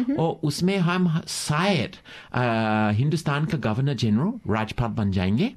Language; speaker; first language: Hindi; non-native, fluent; English